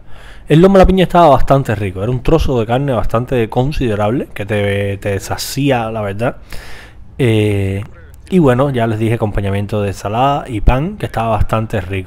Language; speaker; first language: Spanish; native; Spanish